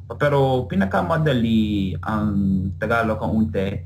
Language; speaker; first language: Filipino; non-native, learner; English